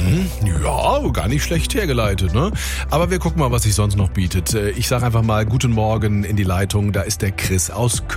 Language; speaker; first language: German; native; German